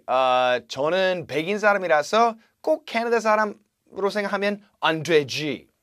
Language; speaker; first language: Korean; non-native, fluent; English